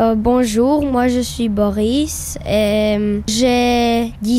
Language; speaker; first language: French; non-native, learner; Slovak